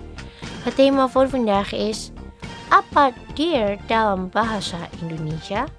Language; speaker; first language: Dutch; non-native, learner; Indonesian